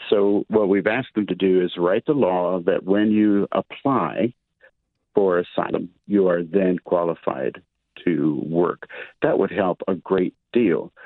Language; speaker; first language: English; native; English